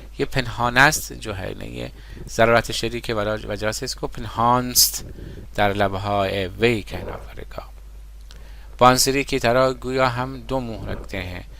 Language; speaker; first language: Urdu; non-native, fluent; Persian